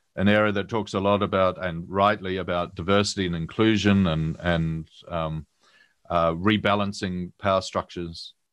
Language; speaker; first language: English; native; English